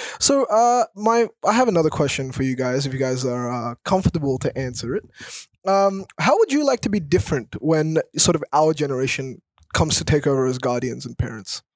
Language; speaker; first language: English; early bilingual, other home language; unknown